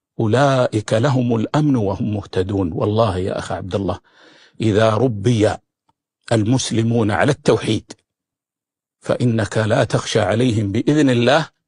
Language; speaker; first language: Arabic; native; Arabic